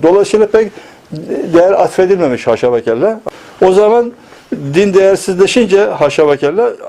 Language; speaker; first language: Turkish; native; Turkish